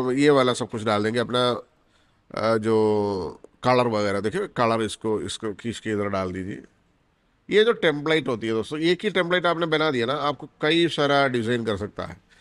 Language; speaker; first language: Hindi; non-native, local second language; Malayalam